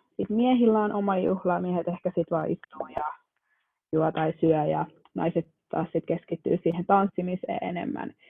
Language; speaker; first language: Finnish; early bilingual, other home language; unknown